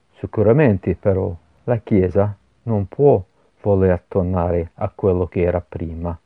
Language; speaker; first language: Italian; non-native, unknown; English